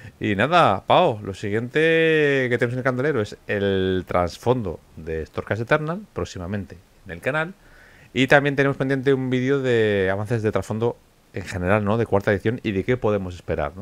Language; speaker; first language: Spanish; native; Spanish